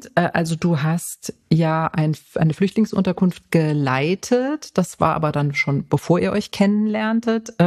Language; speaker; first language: German; native; German